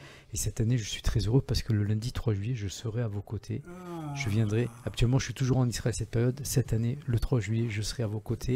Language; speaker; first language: French; native; French